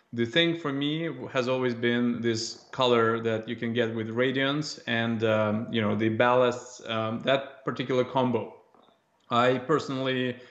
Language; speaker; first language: English; non-native, fluent; Russian